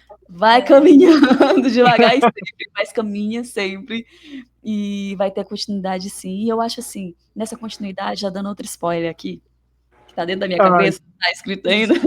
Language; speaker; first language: Portuguese; native; Portuguese